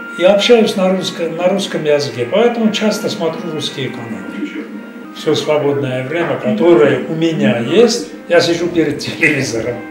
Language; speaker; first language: Russian; native; Russian